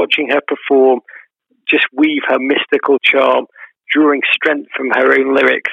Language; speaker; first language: English; native; English